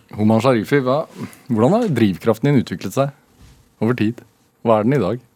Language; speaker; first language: Norwegian; native; Norwegian